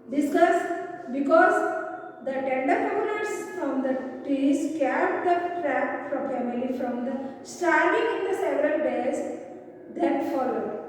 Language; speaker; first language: English; non-native, local second language; Hindi